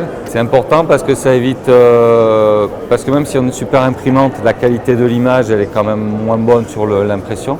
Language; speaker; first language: French; native; French